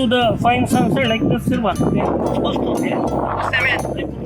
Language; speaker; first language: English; non-native, learner; Cebuano